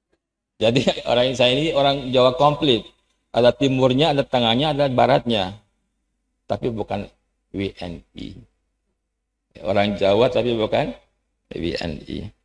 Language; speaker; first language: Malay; non-native, fluent; Javanese